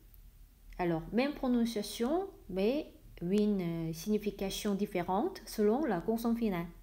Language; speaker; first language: French; non-native, fluent; Korean